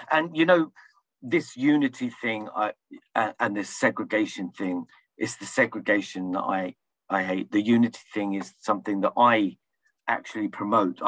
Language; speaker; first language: English; early bilingual, other home language; Punjabi